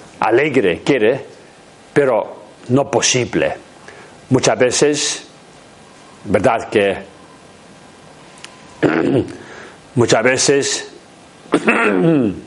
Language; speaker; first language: Spanish; non-native, learner; Tibetan